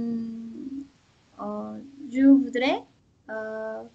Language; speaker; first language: French; non-native, learner; Korean